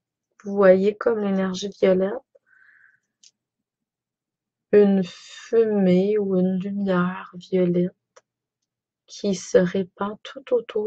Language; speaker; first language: French; native; French